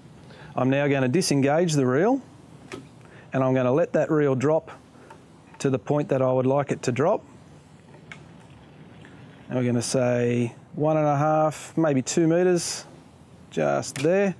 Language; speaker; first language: English; native; English